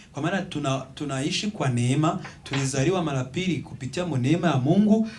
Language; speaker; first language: Swahili; non-native, local second language; Kinyarwanda